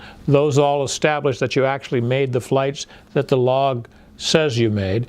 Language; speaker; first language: English; native; English